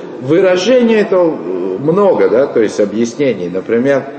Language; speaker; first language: Russian; native; Russian